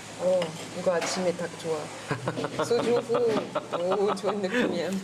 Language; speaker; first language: Korean; non-native, learner; French